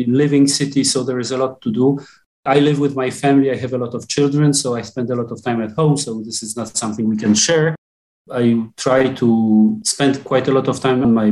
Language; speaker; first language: English; non-native, fluent; Polish